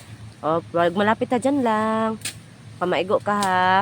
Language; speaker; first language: Filipino; non-native, local second language; Cebuano